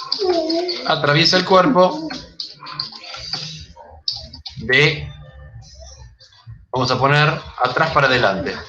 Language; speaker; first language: Spanish; native; Spanish